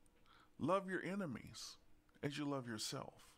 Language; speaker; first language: English; native; English